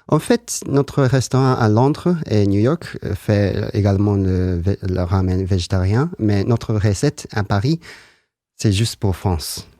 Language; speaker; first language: French; non-native, learner; Japanese